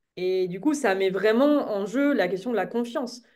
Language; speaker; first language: French; native; French